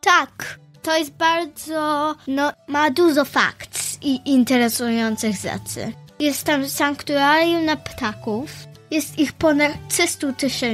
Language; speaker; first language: Polish; early bilingual, heritage; Polish